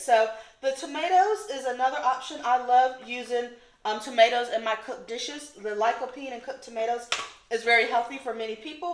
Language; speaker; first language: English; native; English